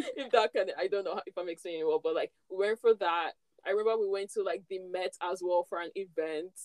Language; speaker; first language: English; non-native, local second language; Yoruba